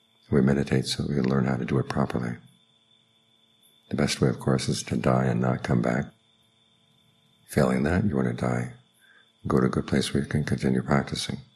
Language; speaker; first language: English; native; English